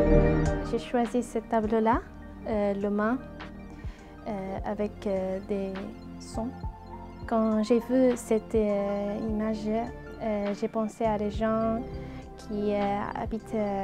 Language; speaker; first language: French; non-native, learner; Arabic